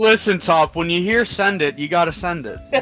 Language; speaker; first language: English; native; English